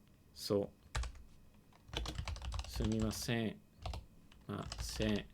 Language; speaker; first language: Japanese; non-native, learner; English